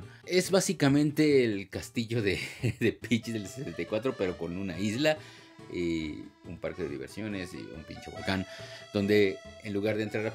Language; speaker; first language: Spanish; native; Spanish